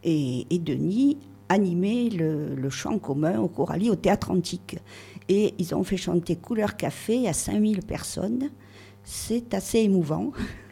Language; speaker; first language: French; native; French